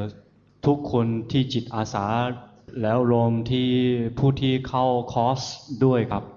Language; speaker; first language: Thai; non-native, fluent; Chinese